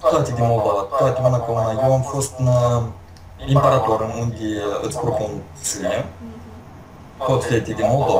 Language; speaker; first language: Romanian; non-native, local second language; Russian